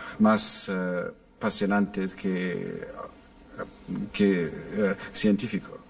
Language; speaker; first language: Spanish; non-native, fluent; English